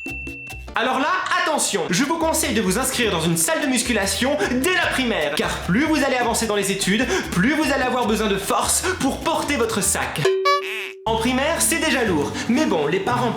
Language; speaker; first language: French; native; French